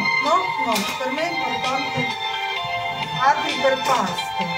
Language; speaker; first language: Italian; non-native, learner; Russian